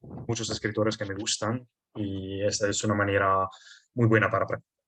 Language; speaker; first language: Spanish; non-native, fluent; Italian